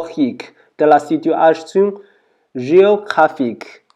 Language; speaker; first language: French; non-native, learner; Chinese